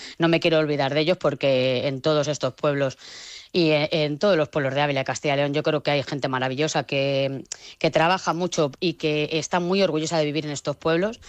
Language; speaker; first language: Spanish; native; Spanish